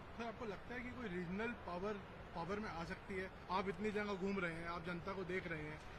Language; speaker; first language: Hindi; native; Hindi